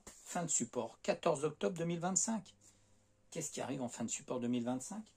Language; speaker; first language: French; native; French